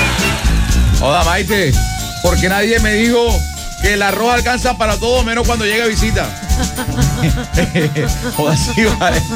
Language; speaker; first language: Spanish; native; Spanish